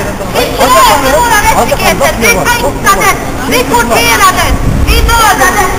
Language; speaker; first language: Swedish; non-native, fluent; Azerbaijani